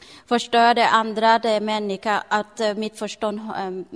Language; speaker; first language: Swedish; non-native, learner; Thai